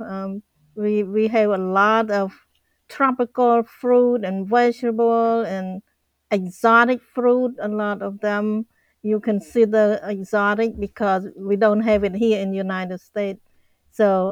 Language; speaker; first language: English; non-native, fluent; Khmer